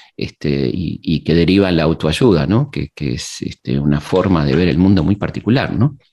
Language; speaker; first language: Spanish; native; Spanish